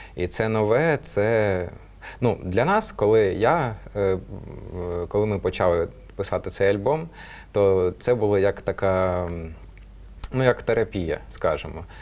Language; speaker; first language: Ukrainian; non-native, local second language; Russian